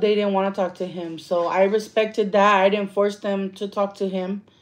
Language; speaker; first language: English; early bilingual, other home language; Spanish